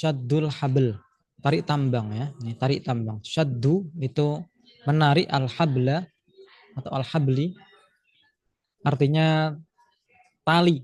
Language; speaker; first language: Indonesian; native; Indonesian